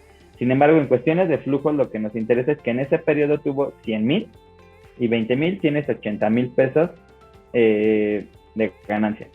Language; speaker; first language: Spanish; native; Spanish